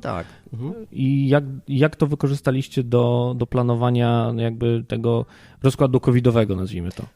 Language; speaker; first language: Polish; native; Polish